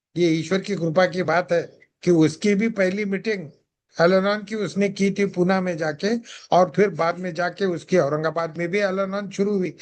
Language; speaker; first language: Hindi; non-native, local second language; Marathi